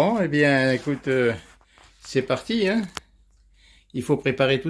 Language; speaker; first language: French; native; French